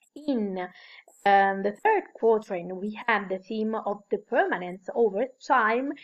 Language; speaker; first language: English; non-native, fluent; Italian